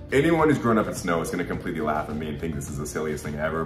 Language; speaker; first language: English; native; English